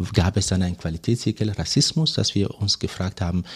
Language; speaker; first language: German; non-native, fluent; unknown